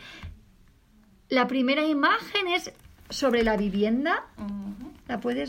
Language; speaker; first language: Spanish; native; Spanish